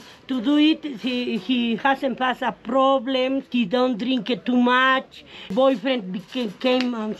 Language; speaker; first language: English; non-native, learner; Spanish